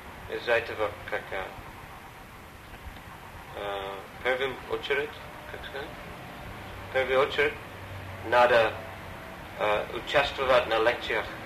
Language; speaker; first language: Russian; non-native, learner; English